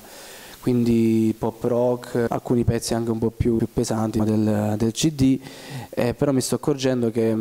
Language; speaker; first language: Italian; native; Italian